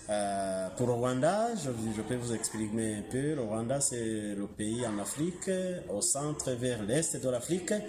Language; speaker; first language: French; non-native, local second language; Kinyarwanda